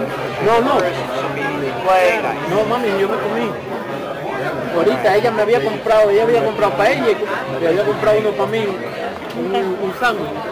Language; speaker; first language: Spanish; native; Spanish